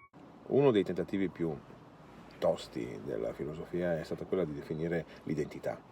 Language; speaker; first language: Italian; native; Italian